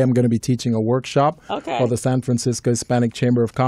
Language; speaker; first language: English; native; English